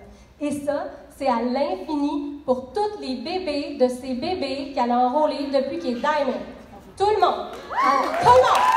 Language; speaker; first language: French; native; French